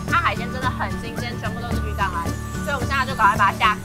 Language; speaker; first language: Chinese; native; Chinese